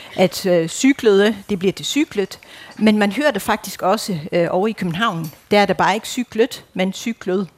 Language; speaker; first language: Danish; non-native, fluent; Dutch